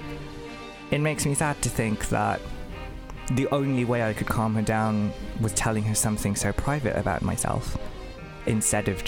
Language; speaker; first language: English; non-native, local second language; Bangla